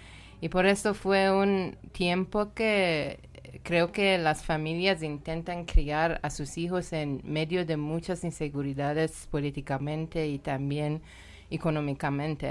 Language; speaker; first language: Spanish; non-native, fluent; Persian